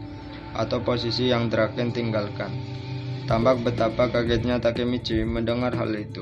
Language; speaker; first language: Indonesian; native; Indonesian